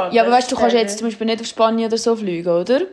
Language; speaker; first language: German; native; German